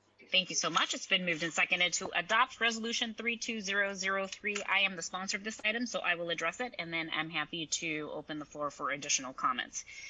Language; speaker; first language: English; early bilingual, other home language; Spanish